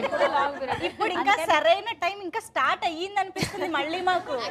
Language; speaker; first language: Telugu; native; Telugu